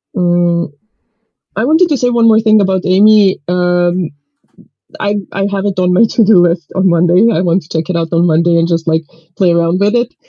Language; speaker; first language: English; non-native, fluent; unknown